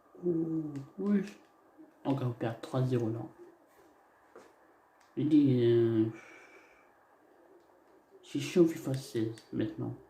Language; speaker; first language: French; non-native, learner; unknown